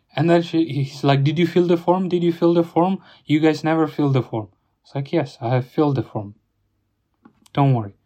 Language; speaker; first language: English; non-native, fluent; Italian